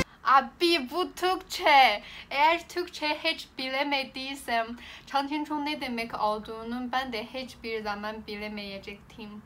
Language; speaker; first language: Turkish; non-native, learner; Chinese